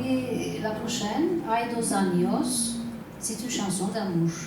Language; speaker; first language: French; non-native, learner; Turkish